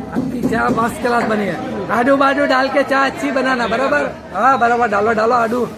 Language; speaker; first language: Hindi; non-native, local second language; Gujarati